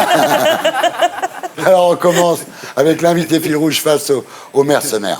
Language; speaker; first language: French; native; French